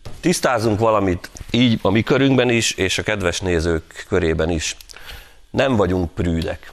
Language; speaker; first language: Hungarian; native; Hungarian